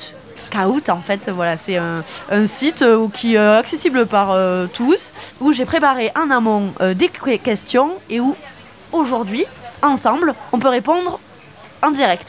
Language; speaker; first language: French; native; French